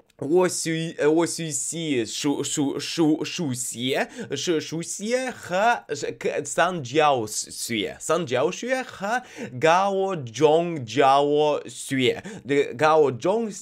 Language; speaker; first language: Chinese; non-native, learner; Russian